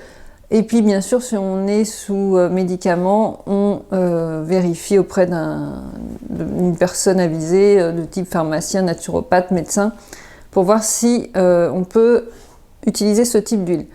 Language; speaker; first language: French; native; French